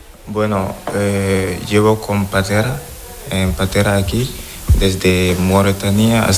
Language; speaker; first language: Spanish; non-native, fluent; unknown